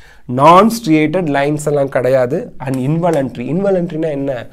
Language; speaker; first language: English; non-native, local second language; Tamil